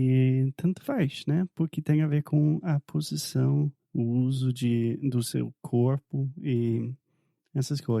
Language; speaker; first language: Portuguese; non-native, fluent; English